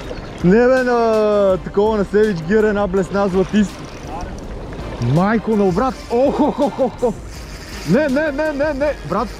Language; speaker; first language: Bulgarian; native; Bulgarian